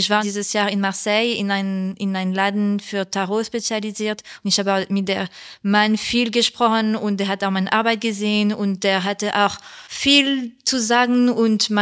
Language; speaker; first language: German; non-native, learner; French